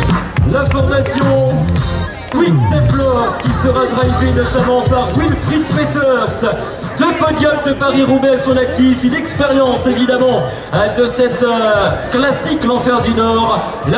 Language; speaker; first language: French; native; French